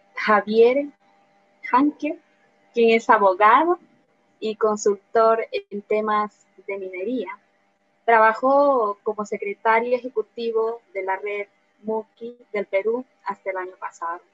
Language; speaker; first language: Spanish; native; Spanish